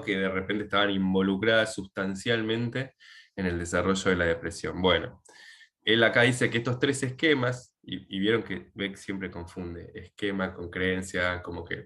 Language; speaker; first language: Spanish; native; Spanish